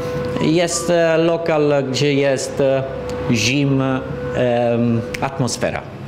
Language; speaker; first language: Polish; non-native, learner; Italian